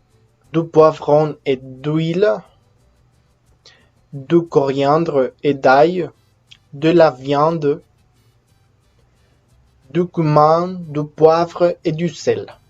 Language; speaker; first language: French; non-native, fluent; Spanish